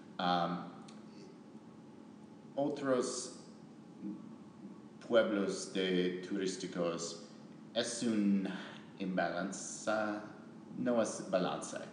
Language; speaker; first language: Spanish; non-native, learner; English